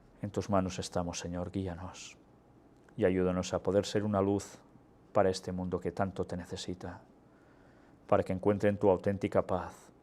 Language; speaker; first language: Spanish; native; Spanish